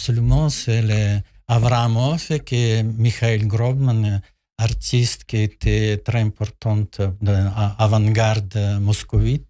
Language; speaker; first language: French; non-native, learner; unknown